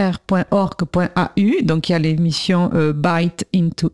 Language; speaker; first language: French; native; French